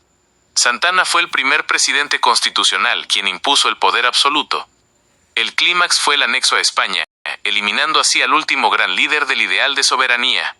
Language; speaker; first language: Spanish; native; Spanish